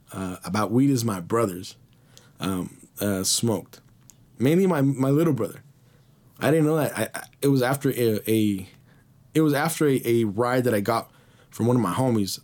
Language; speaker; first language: English; early bilingual, other home language; Spanish